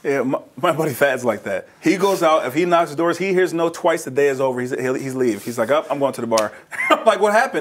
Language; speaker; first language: English; native; English